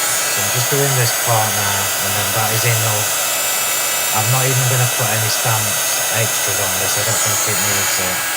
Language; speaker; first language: English; native; English